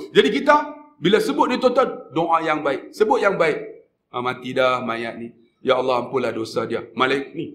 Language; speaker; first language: Malay; native; Malay